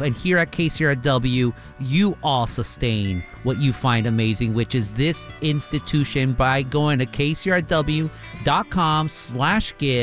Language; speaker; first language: English; early bilingual, other home language; Spanish